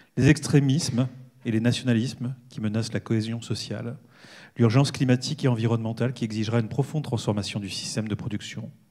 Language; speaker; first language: French; native; French